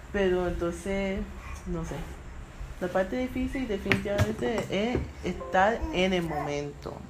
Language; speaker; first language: Spanish; early bilingual, heritage; Spanish